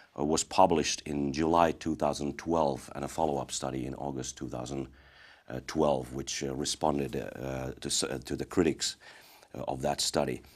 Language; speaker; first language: English; non-native, fluent; Finnish